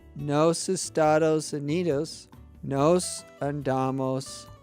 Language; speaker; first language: Portuguese; non-native, learner; English